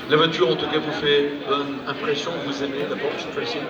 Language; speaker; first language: French; native; French